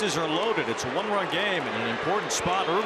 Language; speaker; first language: English; native; English